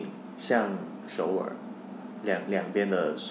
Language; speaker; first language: Chinese; non-native, fluent; Korean